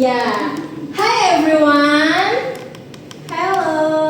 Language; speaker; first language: English; non-native, learner; Indonesian